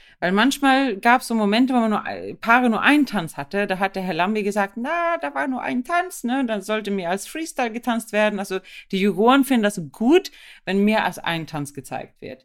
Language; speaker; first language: German; non-native, fluent; Swedish